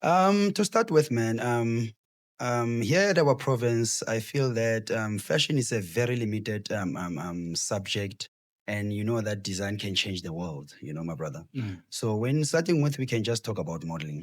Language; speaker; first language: English; non-native, local second language; Southern Sotho